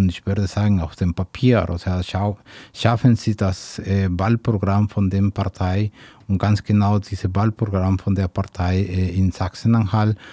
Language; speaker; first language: German; non-native, fluent; Spanish